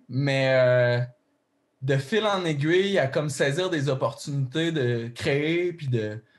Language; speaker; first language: French; native; French